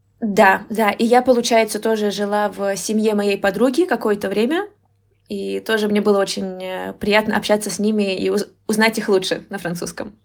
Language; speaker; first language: Russian; native; Russian